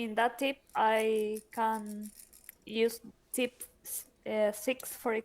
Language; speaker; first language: English; non-native, learner; Spanish